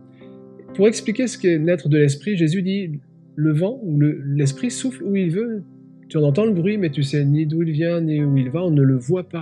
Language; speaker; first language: French; native; French